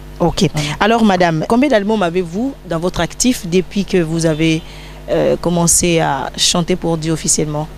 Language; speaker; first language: French; non-native, local second language; Lingala